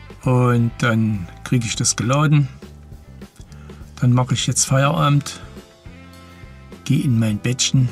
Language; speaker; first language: German; native; German